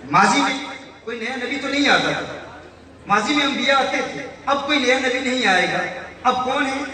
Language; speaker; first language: Urdu; early bilingual, heritage; Urdu